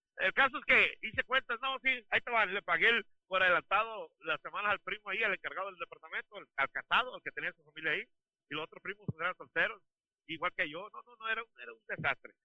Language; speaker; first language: Spanish; native; Spanish